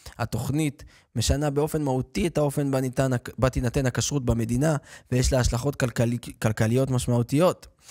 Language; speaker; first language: Hebrew; native; Hebrew